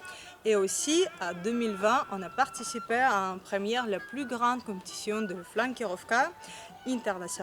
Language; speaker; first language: French; non-native, learner; Russian